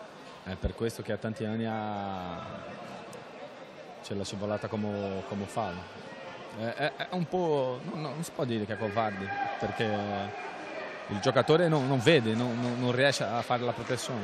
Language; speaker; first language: Italian; non-native, fluent; Portuguese